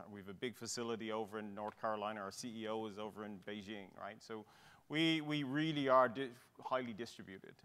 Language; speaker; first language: English; native; English